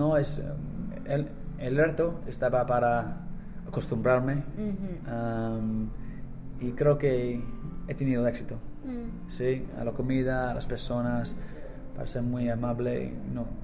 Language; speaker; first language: Spanish; non-native, learner; English